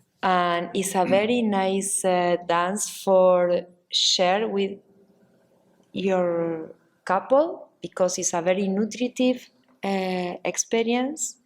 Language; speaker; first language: English; non-native, learner; Spanish